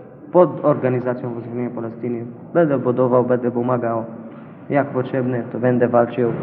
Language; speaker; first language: Polish; non-native, learner; Arabic